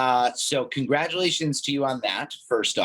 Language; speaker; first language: English; native; English